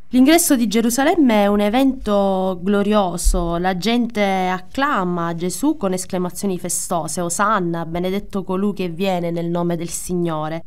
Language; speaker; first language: Italian; native; Italian